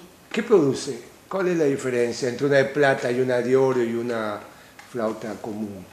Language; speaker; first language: Spanish; native; Spanish